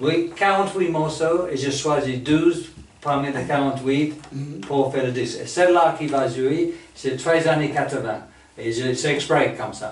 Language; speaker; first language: French; non-native, fluent; English